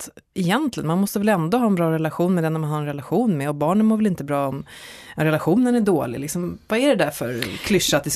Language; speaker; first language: Swedish; native; Swedish